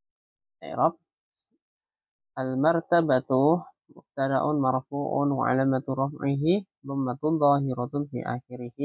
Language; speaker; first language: Arabic; non-native, fluent; Indonesian